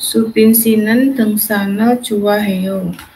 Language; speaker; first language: Korean; non-native, learner; Indonesian